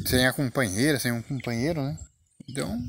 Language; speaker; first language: Portuguese; native; Portuguese